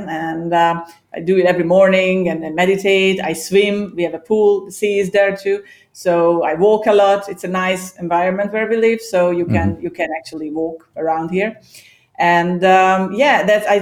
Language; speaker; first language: English; non-native, fluent; Hungarian